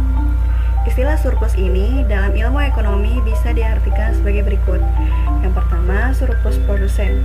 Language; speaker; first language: Indonesian; native; Indonesian